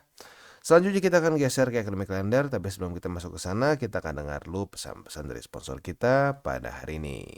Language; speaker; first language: Indonesian; native; Indonesian